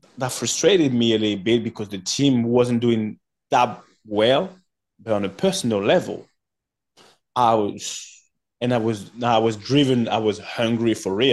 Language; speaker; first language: English; non-native, fluent; French